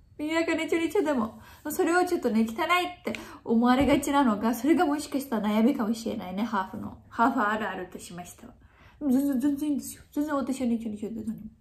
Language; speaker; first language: Japanese; native; Japanese